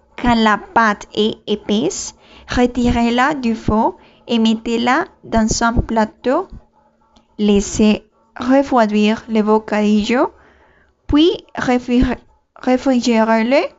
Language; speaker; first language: French; non-native, learner; Spanish